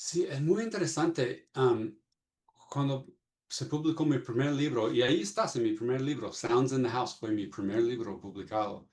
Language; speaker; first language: Spanish; non-native, fluent; English